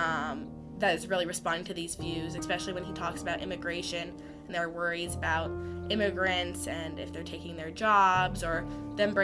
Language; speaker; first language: English; native; English